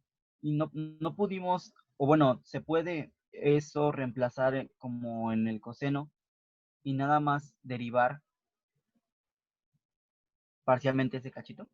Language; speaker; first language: Spanish; native; Spanish